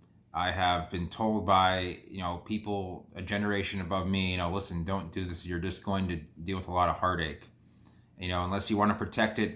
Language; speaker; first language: English; native; English